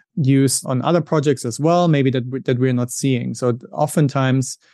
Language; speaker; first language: English; non-native, fluent; German